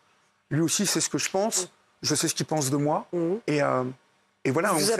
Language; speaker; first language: French; native; French